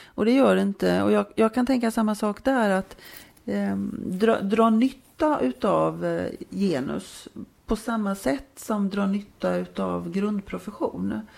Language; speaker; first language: Swedish; native; Swedish